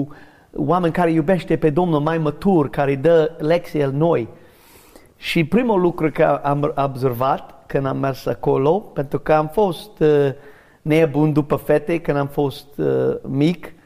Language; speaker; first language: Romanian; non-native, learner; English